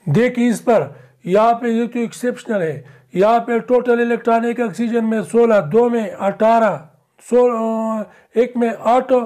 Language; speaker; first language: Urdu; non-native, local second language; Pashto